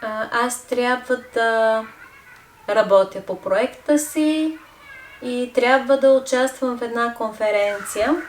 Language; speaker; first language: Bulgarian; non-native, fluent; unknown